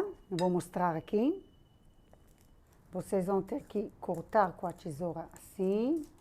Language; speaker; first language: Portuguese; non-native, fluent; Hebrew